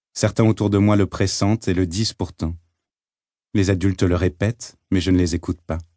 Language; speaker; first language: French; native; French